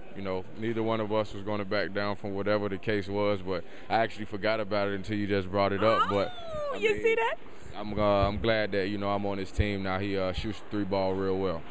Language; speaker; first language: English; native; English